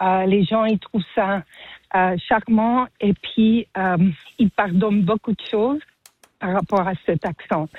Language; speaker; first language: French; non-native, fluent; English